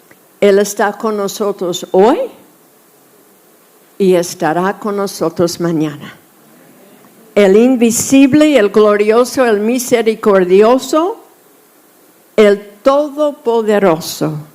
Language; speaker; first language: Spanish; non-native, fluent; English